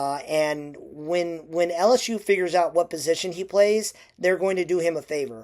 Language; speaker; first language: English; native; English